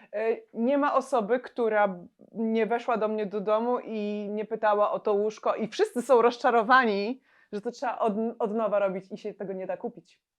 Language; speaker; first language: Polish; native; Polish